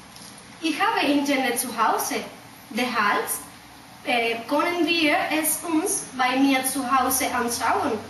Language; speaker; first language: German; non-native, learner; Spanish